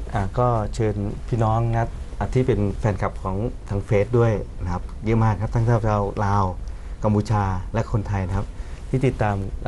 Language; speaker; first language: Thai; non-native, local second language; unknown